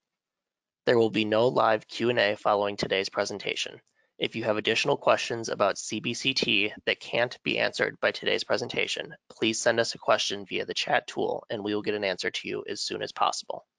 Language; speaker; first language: English; native; English